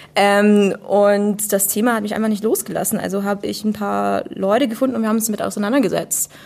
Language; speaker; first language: German; non-native, fluent; English